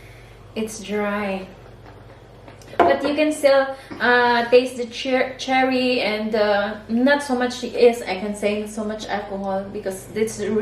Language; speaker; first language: English; non-native, learner; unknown